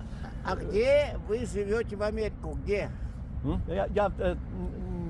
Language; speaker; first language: Russian; native; Russian